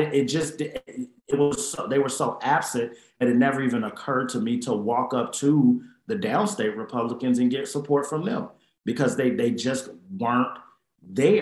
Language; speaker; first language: English; native; English